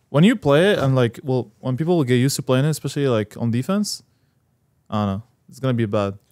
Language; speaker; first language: English; non-native, fluent; Arabic